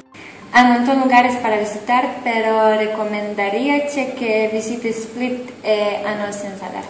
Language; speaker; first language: Galician; non-native, learner; Croatian